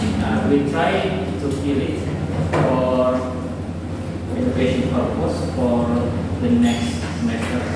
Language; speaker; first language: English; non-native, fluent; Indonesian